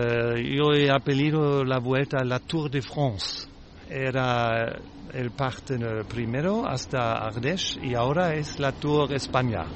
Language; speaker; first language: Spanish; non-native, fluent; German